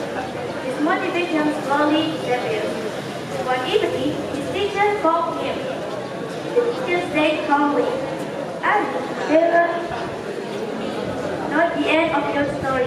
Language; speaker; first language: English; non-native, learner; Indonesian